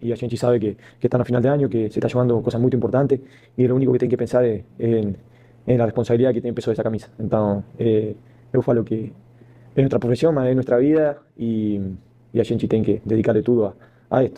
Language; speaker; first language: Portuguese; non-native, fluent; Spanish